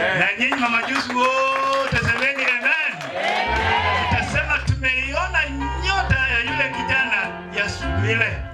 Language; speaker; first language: Swahili; non-native, local second language; Luyia